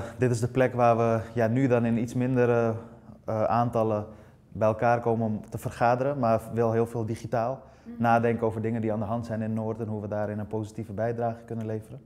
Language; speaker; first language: Dutch; early bilingual, other home language; Persian